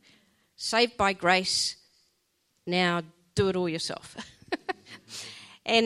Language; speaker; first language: English; native; English